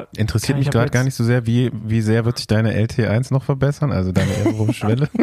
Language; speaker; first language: German; native; German